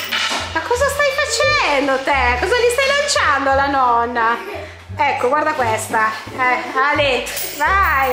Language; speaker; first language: Italian; native; Italian